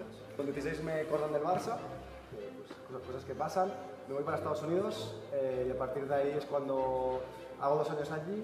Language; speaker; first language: Spanish; native; Spanish